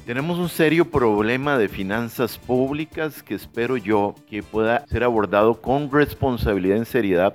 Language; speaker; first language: Spanish; native; Spanish